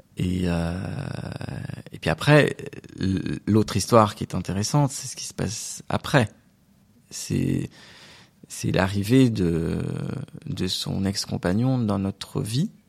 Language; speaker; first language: French; non-native, local second language; Arabic